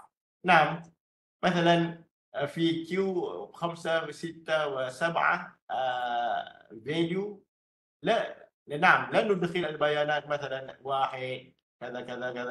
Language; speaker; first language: Arabic; non-native, fluent; Malay